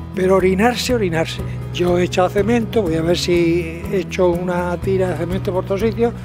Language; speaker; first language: Spanish; native; Spanish